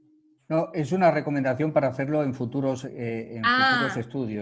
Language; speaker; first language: Spanish; native; Spanish